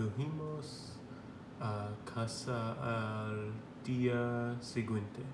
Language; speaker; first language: Spanish; non-native, learner; English